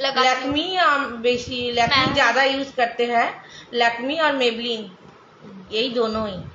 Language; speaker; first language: Hindi; non-native, local second language; Bangla